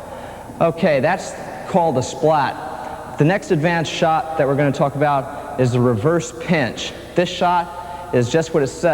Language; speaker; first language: English; native; English